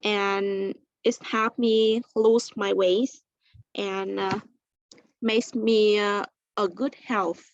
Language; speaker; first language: English; non-native, learner; Vietnamese